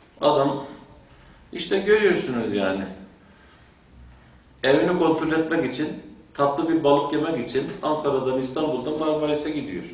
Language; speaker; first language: Turkish; native; Turkish